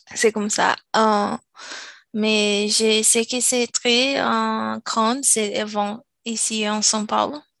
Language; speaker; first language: French; non-native, learner; Portuguese